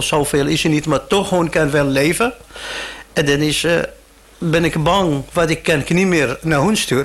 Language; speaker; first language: Dutch; non-native, learner; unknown